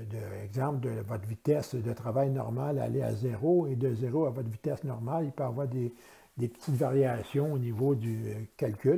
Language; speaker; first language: French; native; French